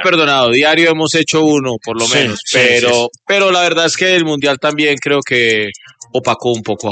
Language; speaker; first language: Spanish; native; Spanish